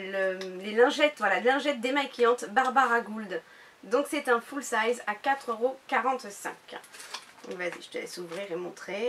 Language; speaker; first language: French; native; French